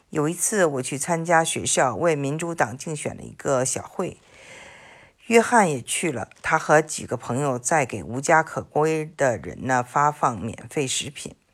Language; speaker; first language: Chinese; native; Chinese